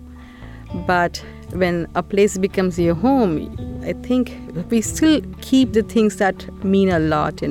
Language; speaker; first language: English; non-native, local second language; Hindi